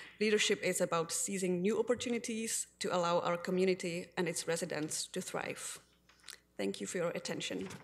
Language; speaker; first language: English; non-native, fluent; Czech